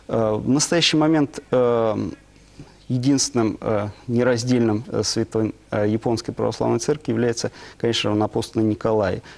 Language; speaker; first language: Russian; native; Russian